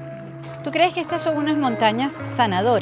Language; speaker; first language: Spanish; native; Spanish